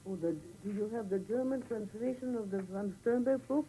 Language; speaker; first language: English; non-native, fluent; German